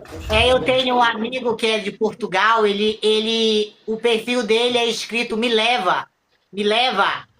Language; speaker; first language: Portuguese; native; Portuguese